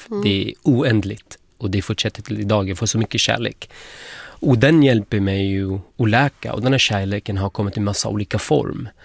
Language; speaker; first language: Swedish; non-native, fluent; Arabic